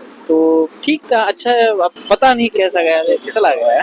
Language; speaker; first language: Hindi; native; Hindi